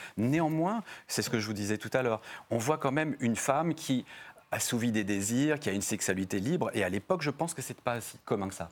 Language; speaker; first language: French; native; French